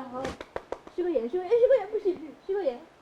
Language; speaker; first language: Chinese; native; Chinese